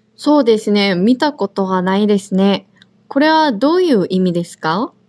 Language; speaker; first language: Japanese; non-native, fluent; Korean